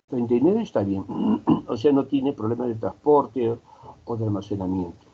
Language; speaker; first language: Spanish; native; Spanish